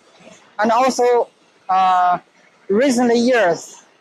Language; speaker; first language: English; non-native, learner; Chinese